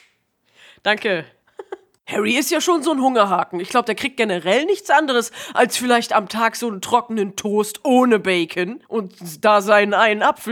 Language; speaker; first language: German; native; German